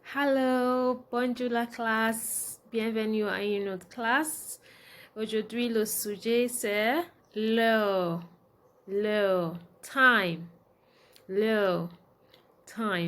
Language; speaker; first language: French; non-native, fluent; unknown